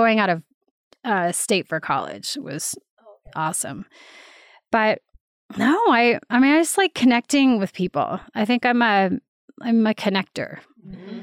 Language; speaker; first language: English; native; English